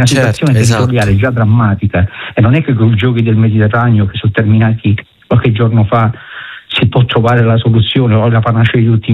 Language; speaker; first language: Italian; native; Italian